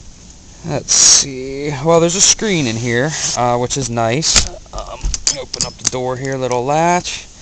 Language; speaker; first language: English; native; English